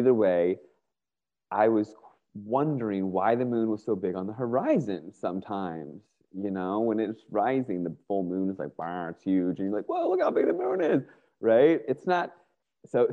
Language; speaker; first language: English; native; English